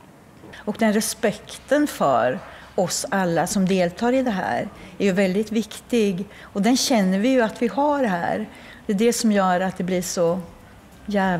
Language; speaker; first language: Swedish; native; Swedish